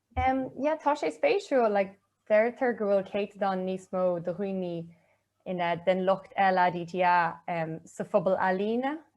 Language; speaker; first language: Irish; non-native, local second language; English